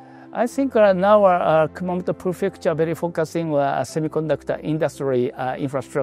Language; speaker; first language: English; non-native, learner; Japanese